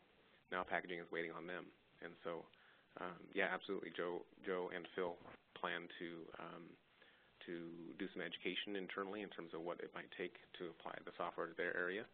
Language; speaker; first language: English; native; English